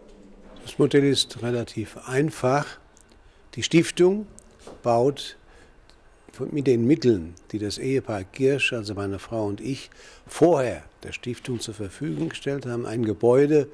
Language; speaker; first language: German; native; German